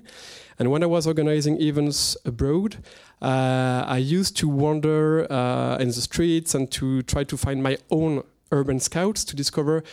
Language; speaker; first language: English; non-native, fluent; French